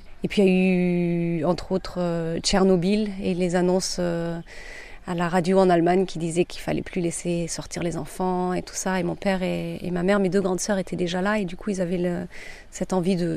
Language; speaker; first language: French; native; French